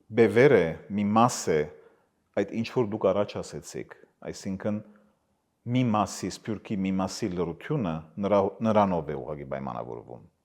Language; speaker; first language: Armenian; early bilingual, heritage; Armenian